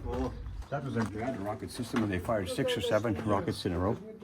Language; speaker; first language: English; native; English